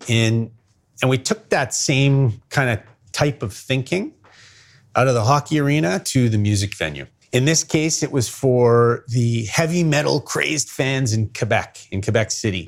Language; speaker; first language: English; native; English